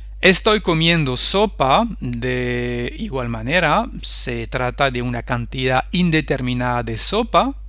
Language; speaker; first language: Spanish; non-native, fluent; French